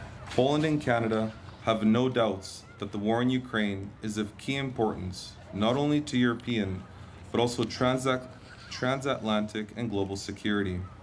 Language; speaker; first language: English; native; English